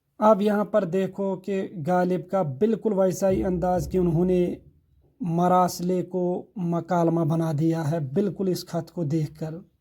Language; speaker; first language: Urdu; non-native, local second language; Kashmiri